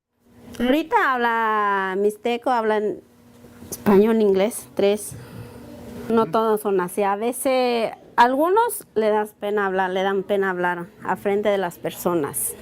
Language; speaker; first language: Spanish; non-native, local second language; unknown